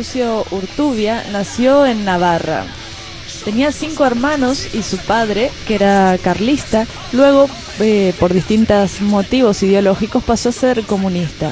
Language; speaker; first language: Spanish; native; Spanish